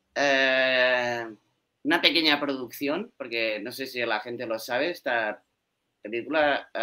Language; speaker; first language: Spanish; native; Spanish